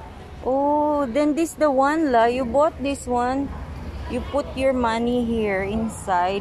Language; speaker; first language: English; non-native, local second language; Filipino